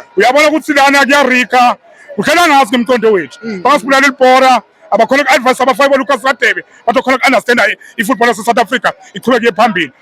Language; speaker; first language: Zulu; non-native, local second language; Swati